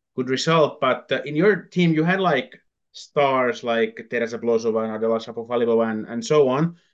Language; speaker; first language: English; non-native, fluent; Finnish